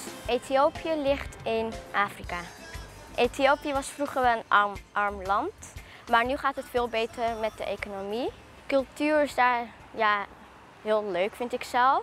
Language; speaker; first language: Dutch; early bilingual, other home language; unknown